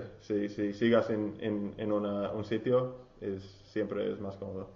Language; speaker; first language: Spanish; non-native, learner; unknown